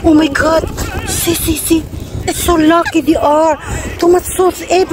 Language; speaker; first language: English; non-native, learner; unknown